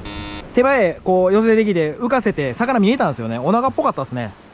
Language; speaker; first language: Japanese; native; Japanese